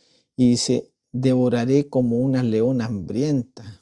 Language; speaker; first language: Spanish; native; Spanish